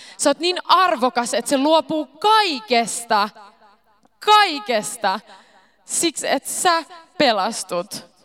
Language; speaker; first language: Finnish; early bilingual, heritage; Finnish